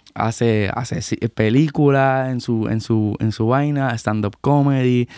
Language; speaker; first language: Spanish; native; Spanish